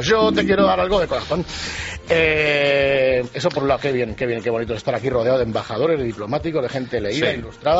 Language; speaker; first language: Spanish; native; Spanish